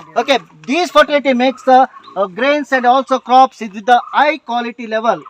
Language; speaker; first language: English; non-native, local second language; Malayalam